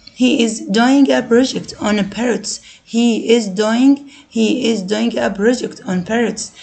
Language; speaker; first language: English; non-native, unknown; Arabic